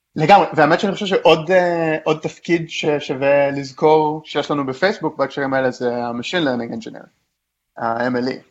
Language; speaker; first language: Hebrew; native; Hebrew